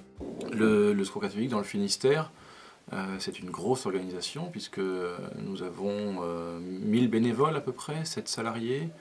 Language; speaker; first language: French; native; French